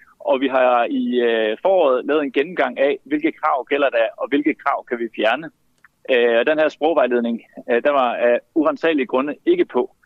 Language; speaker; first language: Danish; native; Danish